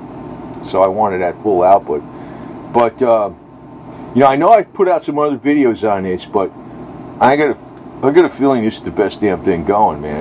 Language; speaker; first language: English; native; English